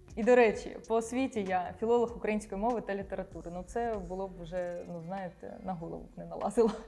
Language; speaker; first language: Ukrainian; non-native, local second language; Russian